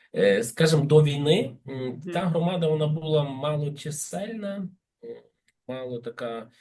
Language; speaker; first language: Ukrainian; native; Ukrainian